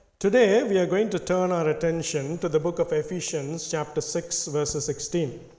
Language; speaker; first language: English; non-native, local second language; Tamil